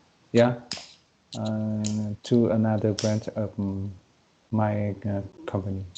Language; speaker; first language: English; non-native, learner; Vietnamese